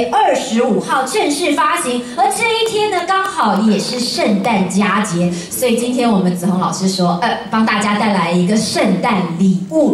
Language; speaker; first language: Chinese; native; Chinese